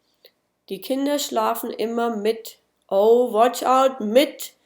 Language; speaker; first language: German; non-native, fluent; English